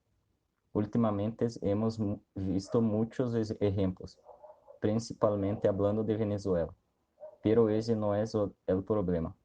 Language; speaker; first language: Spanish; non-native, learner; Portuguese